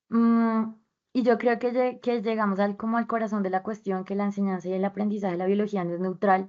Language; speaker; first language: Spanish; native; Spanish